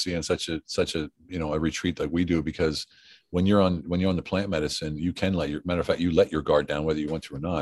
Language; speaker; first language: English; native; English